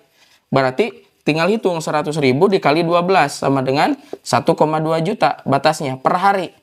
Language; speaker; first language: Indonesian; native; Indonesian